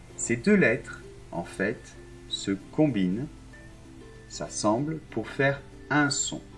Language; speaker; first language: French; non-native, fluent; Arabic